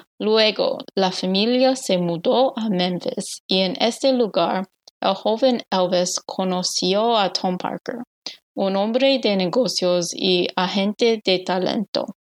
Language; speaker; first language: Spanish; non-native, learner; English